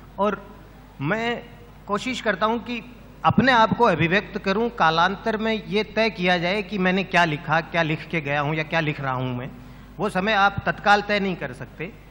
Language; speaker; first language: Hindi; native; Hindi